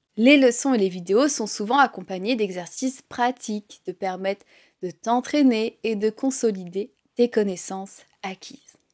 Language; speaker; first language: French; native; French